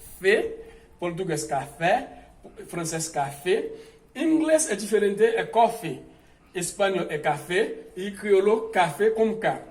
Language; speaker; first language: Portuguese; non-native, fluent; Haitian Creole